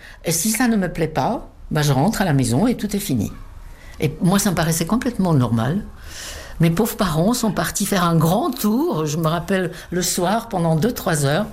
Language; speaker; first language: French; non-native, fluent; Czech